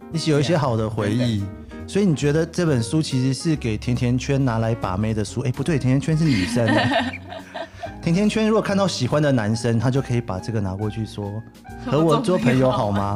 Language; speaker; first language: Chinese; native; Chinese